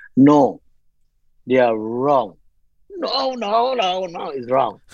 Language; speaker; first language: English; non-native, local second language; Malay